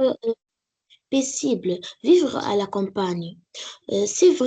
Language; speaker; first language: French; non-native, learner; Arabic